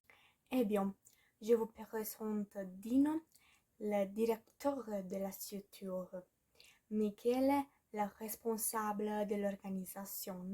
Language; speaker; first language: French; non-native, learner; Italian